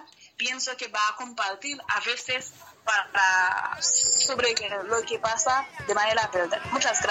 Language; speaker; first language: Spanish; non-native, learner; Haitian Creole